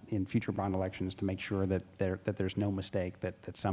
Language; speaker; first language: English; native; English